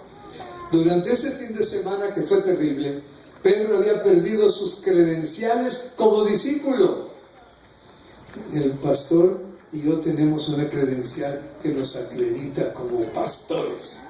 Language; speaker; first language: Spanish; native; Spanish